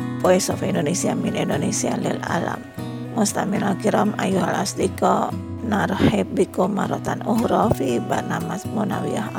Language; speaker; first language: Arabic; non-native, fluent; Indonesian